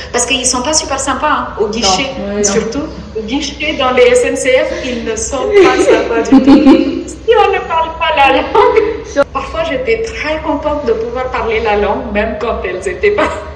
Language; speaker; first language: French; non-native, fluent; Tamil